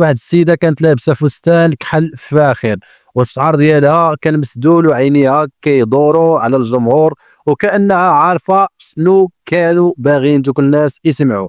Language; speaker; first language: Arabic; native; Arabic